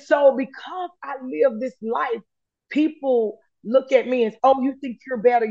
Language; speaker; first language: English; native; English